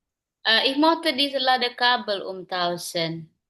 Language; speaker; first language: German; non-native, learner; Indonesian